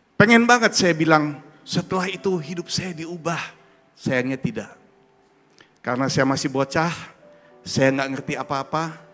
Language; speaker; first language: Indonesian; early bilingual, heritage; German